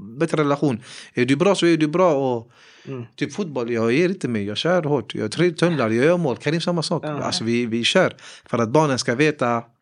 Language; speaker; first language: Swedish; early bilingual, other home language; Kurdish